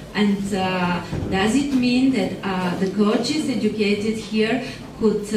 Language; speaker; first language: English; non-native, fluent; Bulgarian